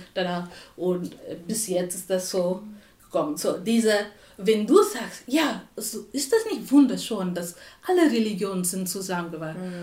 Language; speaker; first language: German; non-native, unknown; Tamil